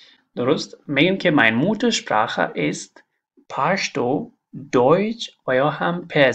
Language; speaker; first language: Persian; non-native, local second language; Pashto